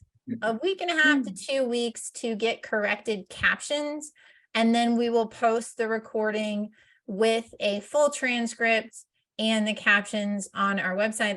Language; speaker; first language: English; native; English